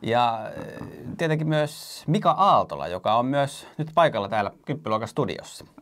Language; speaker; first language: Finnish; native; Finnish